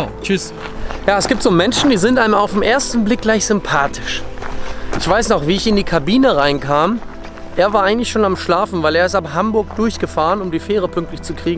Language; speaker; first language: German; native; German